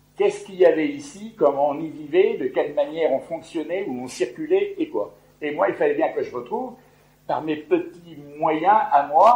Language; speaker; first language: French; native; French